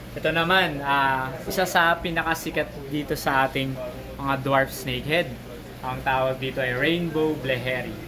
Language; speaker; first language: Filipino; native; Filipino